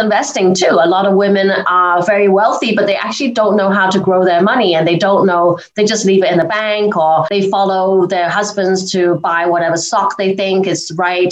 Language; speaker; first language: English; native; English